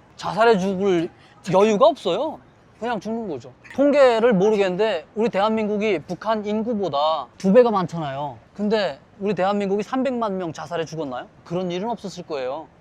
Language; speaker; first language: Korean; native; Korean